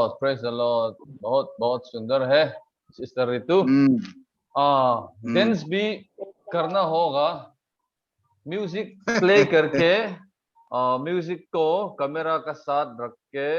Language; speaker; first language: Hindi; non-native, local second language; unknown